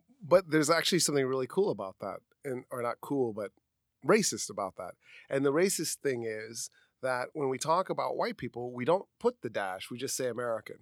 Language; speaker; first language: English; early bilingual, other home language; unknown